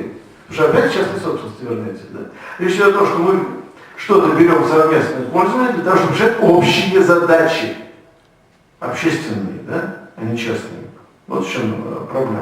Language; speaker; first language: Russian; native; Russian